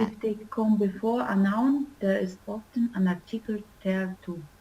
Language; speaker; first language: English; non-native, learner; Russian